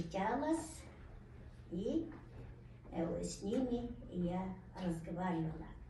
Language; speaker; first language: Russian; non-native, local second language; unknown